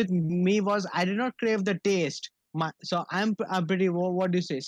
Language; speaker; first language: English; non-native, local second language; Bangla